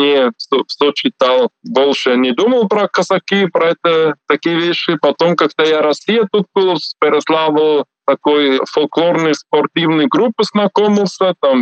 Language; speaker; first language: Russian; non-native, learner; Swiss German